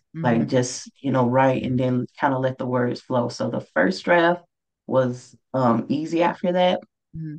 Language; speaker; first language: English; native; English